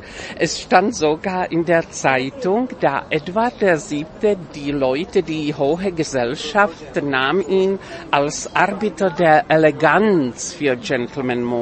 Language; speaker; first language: German; non-native, fluent; Czech